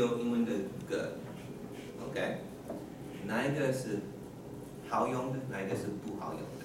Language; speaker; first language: Chinese; non-native, learner; English